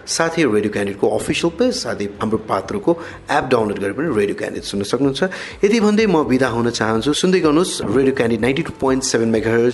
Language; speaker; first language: Nepali; native; Nepali